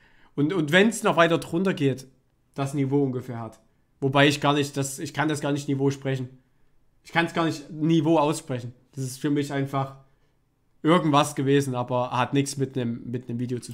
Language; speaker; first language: German; native; German